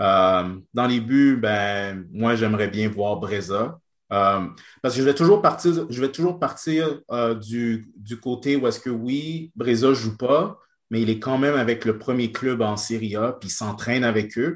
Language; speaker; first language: French; native; French